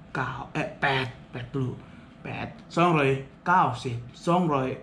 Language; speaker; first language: Thai; non-native, learner; Indonesian